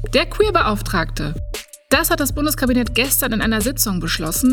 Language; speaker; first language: German; native; German